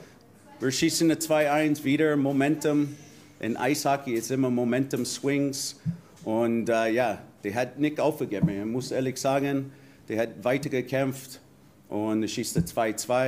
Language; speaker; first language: German; non-native, fluent; English